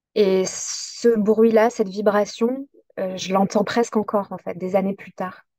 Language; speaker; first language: French; native; French